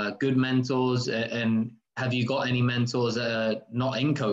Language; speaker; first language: English; native; English